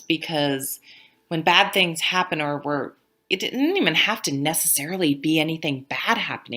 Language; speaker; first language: English; native; English